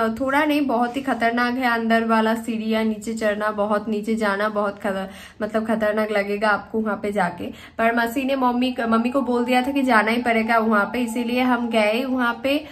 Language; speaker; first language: Hindi; non-native, local second language; Bangla